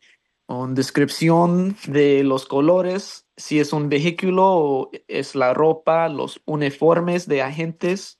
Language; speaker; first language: Spanish; non-native, learner; English